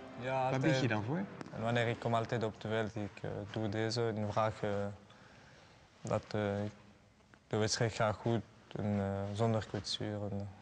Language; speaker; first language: Dutch; non-native, learner; Aramaic